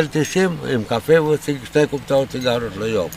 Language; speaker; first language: Hebrew; non-native, fluent; Romanian